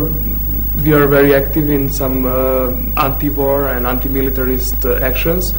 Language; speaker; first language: English; non-native, fluent; Serbian